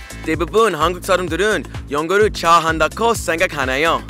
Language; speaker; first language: Korean; non-native, learner; English